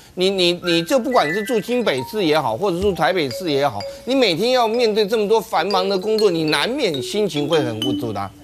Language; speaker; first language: Chinese; native; Chinese